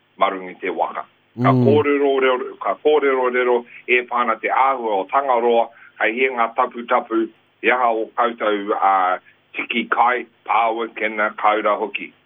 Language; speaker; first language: Māori; non-native, local second language; English